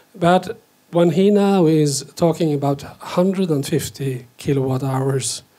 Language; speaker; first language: English; non-native, fluent; Norwegian